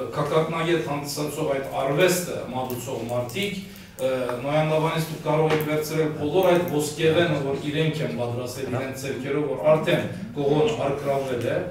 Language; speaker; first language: Armenian; early bilingual, heritage; Armenian